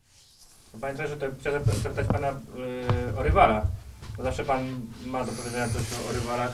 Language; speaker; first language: Polish; native; Polish